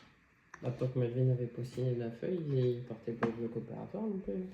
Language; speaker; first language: French; native; French